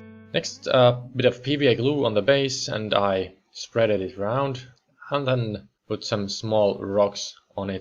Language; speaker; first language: English; non-native, fluent; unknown